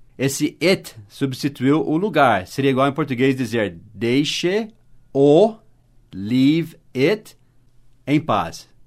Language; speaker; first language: Portuguese; non-native, fluent; English